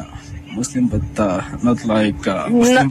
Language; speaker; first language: English; non-native, learner; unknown